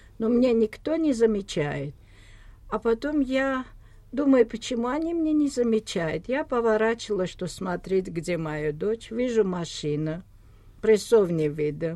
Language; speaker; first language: Russian; non-native, local second language; Armenian